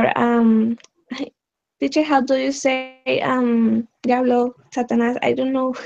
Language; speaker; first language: English; non-native, learner; Spanish